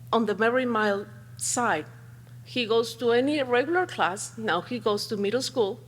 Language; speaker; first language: English; non-native, fluent; Spanish